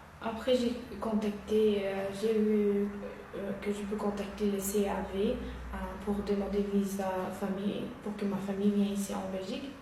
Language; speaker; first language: French; non-native, learner; Uyghur